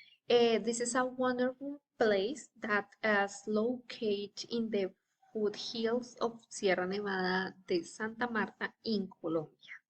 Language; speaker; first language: English; non-native, learner; Spanish